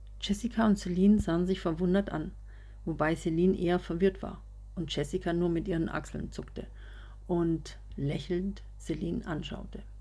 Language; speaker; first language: German; native; German